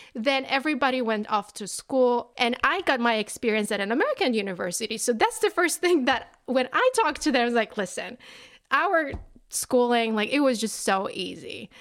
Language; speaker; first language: English; non-native, fluent; Polish